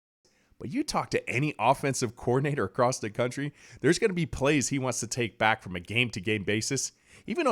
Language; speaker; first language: English; native; English